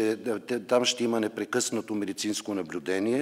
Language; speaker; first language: Bulgarian; native; Bulgarian